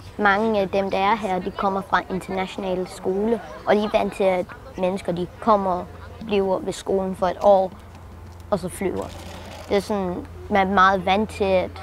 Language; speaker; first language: Danish; early bilingual, heritage; Danish